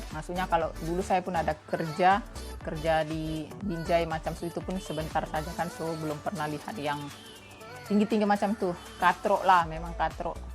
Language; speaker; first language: Indonesian; native; Indonesian